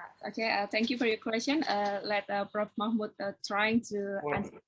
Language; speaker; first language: English; non-native, fluent; Indonesian